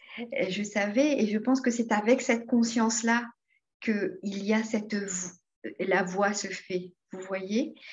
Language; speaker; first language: French; non-native, local second language; Morisyen